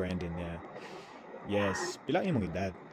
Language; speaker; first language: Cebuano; non-native, learner; English